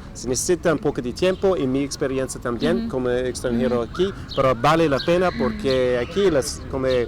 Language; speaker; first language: Spanish; non-native, fluent; English